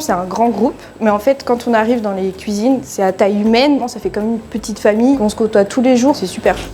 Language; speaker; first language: French; native; French